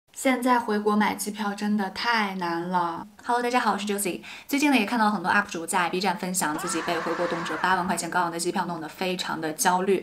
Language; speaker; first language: Chinese; native; Chinese